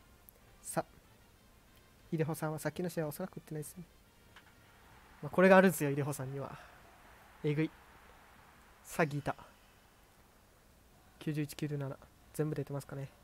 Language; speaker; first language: Japanese; native; Japanese